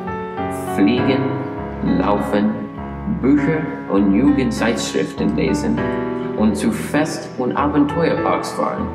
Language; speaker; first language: German; non-native, learner; English